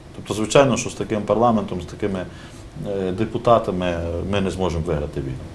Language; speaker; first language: Ukrainian; native; Ukrainian